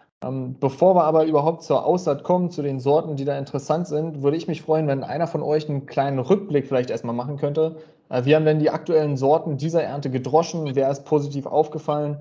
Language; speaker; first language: German; native; German